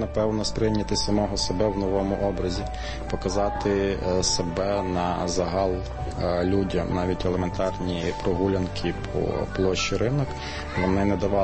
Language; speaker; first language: Ukrainian; native; Ukrainian